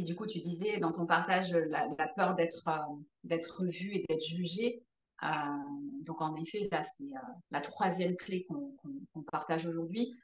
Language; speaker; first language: French; native; French